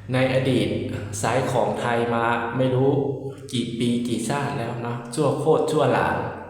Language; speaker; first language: Thai; native; Thai